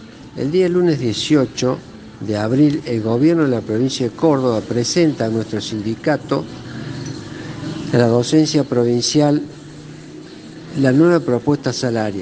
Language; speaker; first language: Spanish; native; Spanish